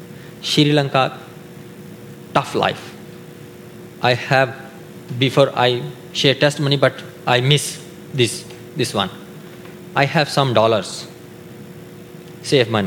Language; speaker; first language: English; non-native, learner; Urdu